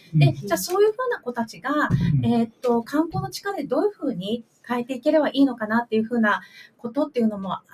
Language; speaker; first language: Japanese; native; Japanese